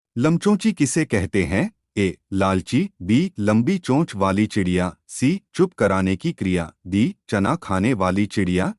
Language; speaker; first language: Hindi; native; Hindi